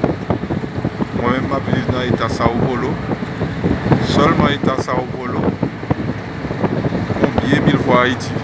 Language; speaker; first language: French; non-native, learner; Haitian Creole